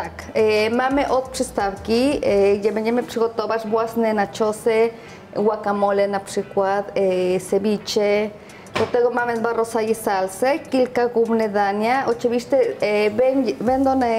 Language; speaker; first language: Polish; non-native, learner; Spanish